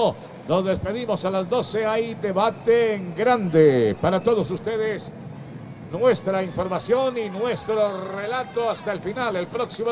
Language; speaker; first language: Spanish; native; Spanish